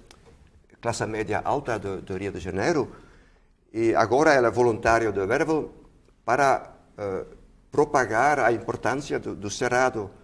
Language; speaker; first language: Portuguese; non-native, fluent; Dutch